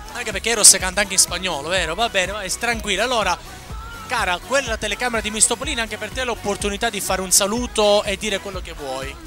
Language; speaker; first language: Italian; native; Italian